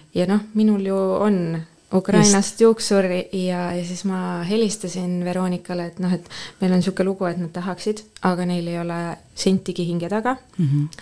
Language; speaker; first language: Estonian; non-native, local second language; Russian